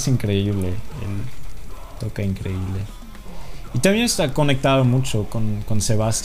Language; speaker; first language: Spanish; non-native, fluent; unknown